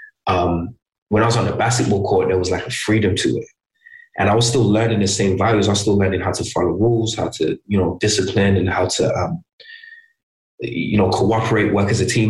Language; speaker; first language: English; native; English